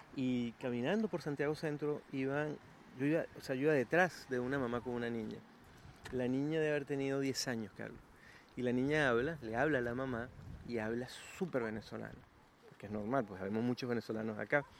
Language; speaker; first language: Spanish; native; Spanish